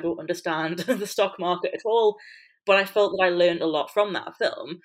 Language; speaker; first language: English; native; English